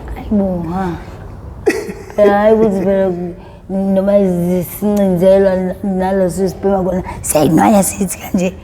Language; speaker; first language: Zulu; native; Zulu